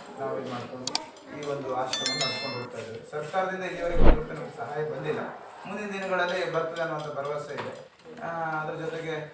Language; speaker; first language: Kannada; native; Kannada